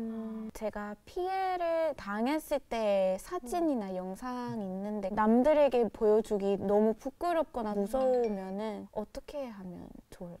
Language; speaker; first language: Korean; non-native, fluent; Spanish